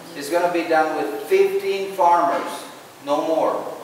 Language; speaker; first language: English; non-native, fluent; Spanish